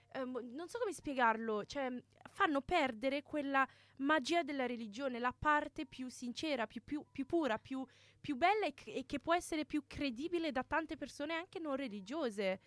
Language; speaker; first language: Italian; early bilingual, other home language; Arabic